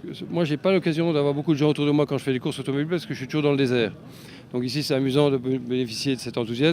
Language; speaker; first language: French; native; French